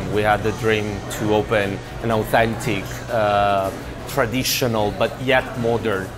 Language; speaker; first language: English; non-native, fluent; Italian